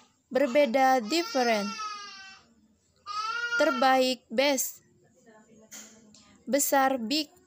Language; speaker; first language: Indonesian; native; Indonesian